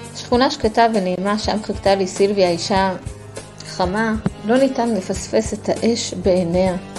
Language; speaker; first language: Hebrew; native; Hebrew